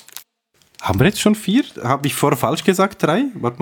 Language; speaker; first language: German; native; German